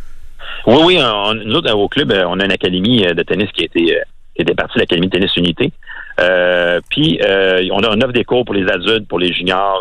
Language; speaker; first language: French; native; French